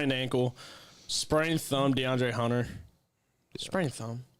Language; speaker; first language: English; native; English